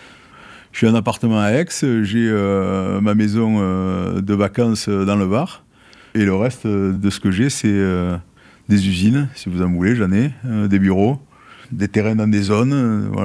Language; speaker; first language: French; native; French